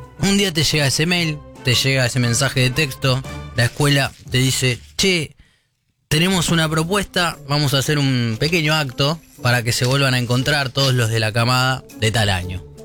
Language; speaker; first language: Spanish; native; Spanish